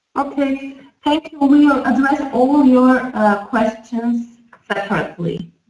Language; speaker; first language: English; non-native, fluent; Armenian